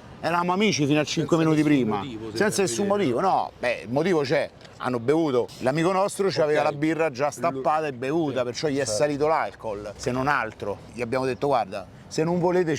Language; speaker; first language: Italian; native; Italian